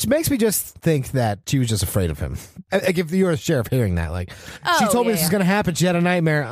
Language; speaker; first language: English; native; English